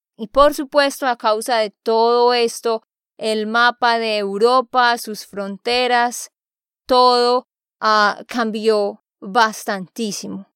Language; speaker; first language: Spanish; native; Spanish